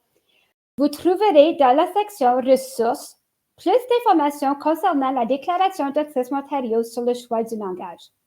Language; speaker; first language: French; native; French